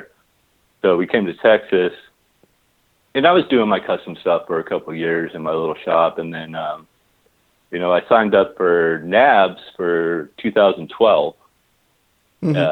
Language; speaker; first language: English; native; English